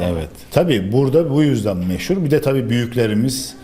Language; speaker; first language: Turkish; native; Turkish